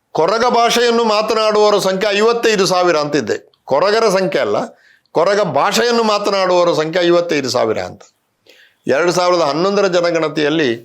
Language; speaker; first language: Kannada; non-native, local second language; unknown